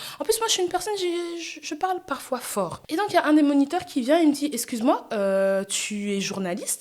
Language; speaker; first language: French; native; French